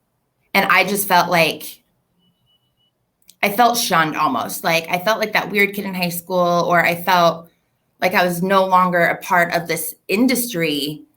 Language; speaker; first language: English; native; English